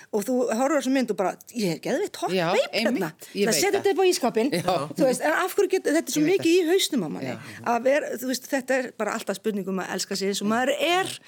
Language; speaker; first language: Icelandic; native; Icelandic